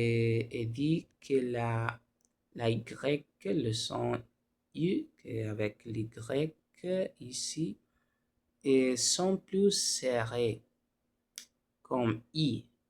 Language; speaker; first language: French; non-native, learner; Spanish